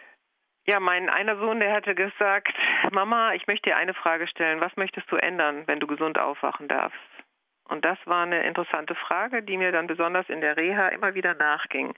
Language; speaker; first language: German; native; German